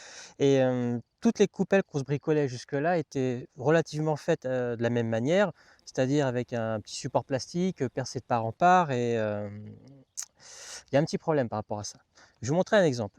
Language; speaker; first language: French; native; French